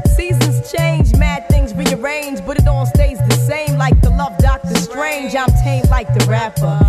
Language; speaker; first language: English; non-native, fluent; Dutch